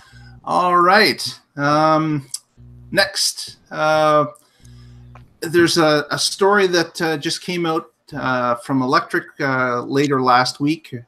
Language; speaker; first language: English; native; English